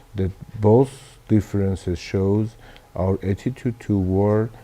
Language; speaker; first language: English; non-native, learner; Armenian